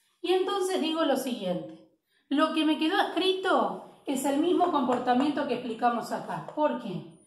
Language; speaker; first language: Spanish; native; Spanish